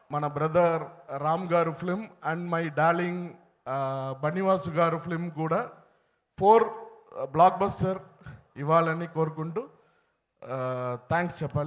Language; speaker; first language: Telugu; non-native, learner; Tamil